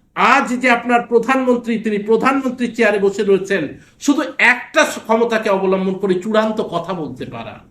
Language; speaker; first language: Bangla; native; Bangla